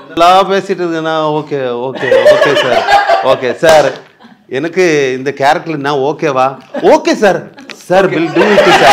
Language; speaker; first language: Tamil; non-native, learner; Malayalam